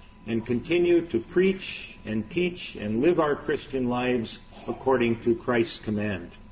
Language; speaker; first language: English; native; English